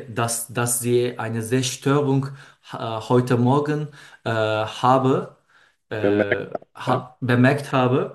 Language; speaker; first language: German; non-native, learner; Turkish